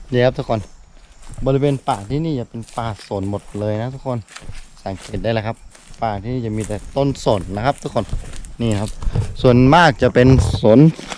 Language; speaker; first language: Thai; non-native, local second language; Karen languages